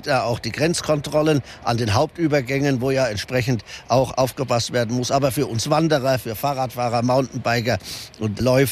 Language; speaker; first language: German; native; German